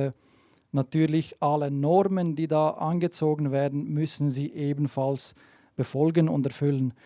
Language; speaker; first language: German; native; German